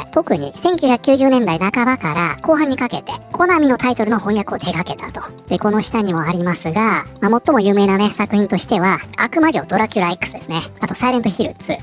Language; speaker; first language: Japanese; native; Japanese